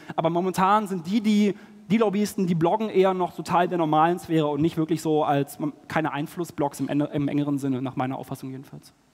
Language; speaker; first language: German; native; German